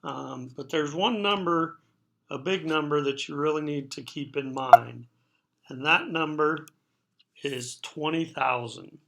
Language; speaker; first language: English; native; English